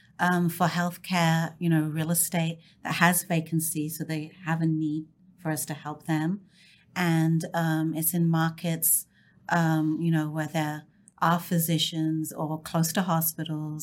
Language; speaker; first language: English; native; English